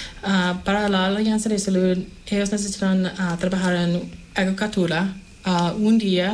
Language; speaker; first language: Spanish; non-native, fluent; English